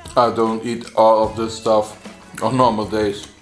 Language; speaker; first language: English; non-native, fluent; German